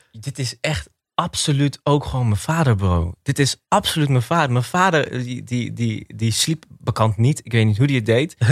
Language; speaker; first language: Dutch; early bilingual, other home language; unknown